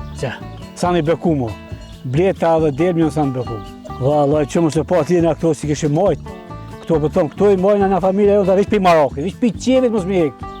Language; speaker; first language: Albanian; native; Albanian